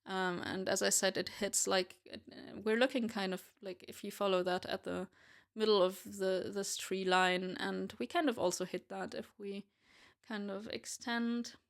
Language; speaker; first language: English; non-native, fluent; German